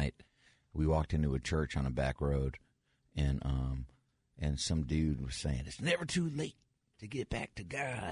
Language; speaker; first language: English; native; English